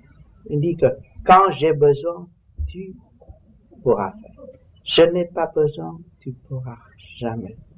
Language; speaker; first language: French; non-native, learner; Vietnamese